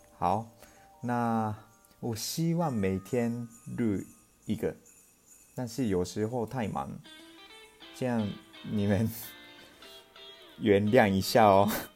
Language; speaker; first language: Chinese; non-native, fluent; Japanese